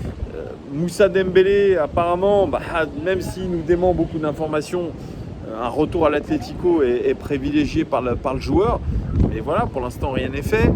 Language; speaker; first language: French; native; French